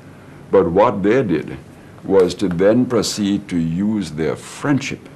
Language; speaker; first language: English; native; English